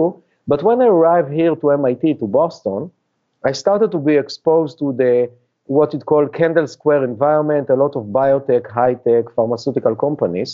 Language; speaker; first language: English; non-native, fluent; Hebrew